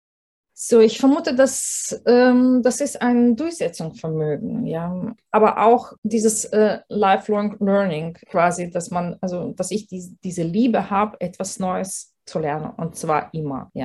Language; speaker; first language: German; non-native, fluent; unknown